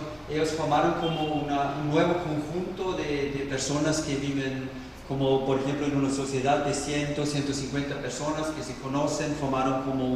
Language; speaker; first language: Spanish; non-native, fluent; German